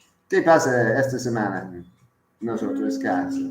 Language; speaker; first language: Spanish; non-native, learner; English